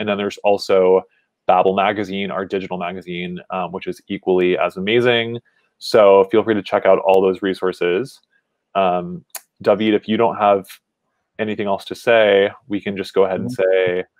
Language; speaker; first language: English; native; English